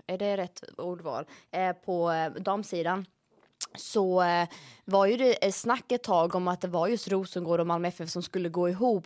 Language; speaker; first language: Swedish; native; Swedish